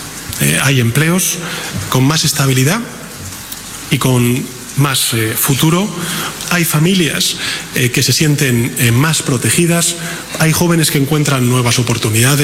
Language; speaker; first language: Spanish; native; Spanish